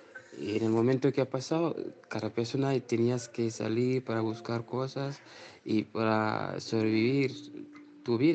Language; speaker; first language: Spanish; non-native, learner; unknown